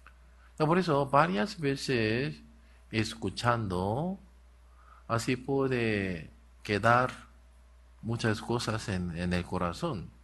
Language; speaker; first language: Spanish; non-native, learner; Korean